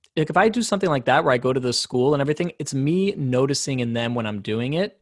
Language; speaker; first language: English; native; English